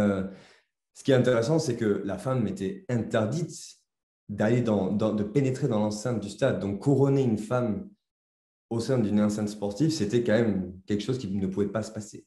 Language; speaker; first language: French; native; French